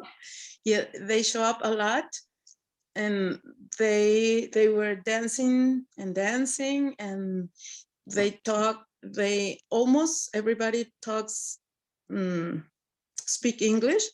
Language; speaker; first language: English; non-native, learner; Spanish